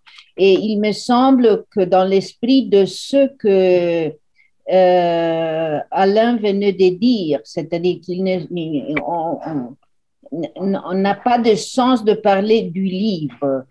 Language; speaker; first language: French; non-native, fluent; Italian